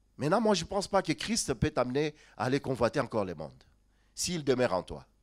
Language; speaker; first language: French; non-native, local second language; Lingala